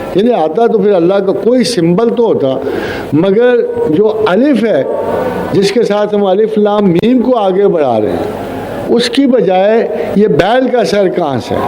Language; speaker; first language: Urdu; non-native, local second language; Punjabi